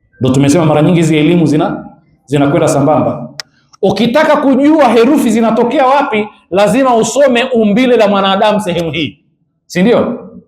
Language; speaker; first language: Swahili; native; Swahili